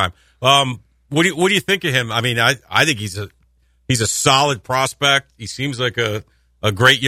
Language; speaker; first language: English; native; English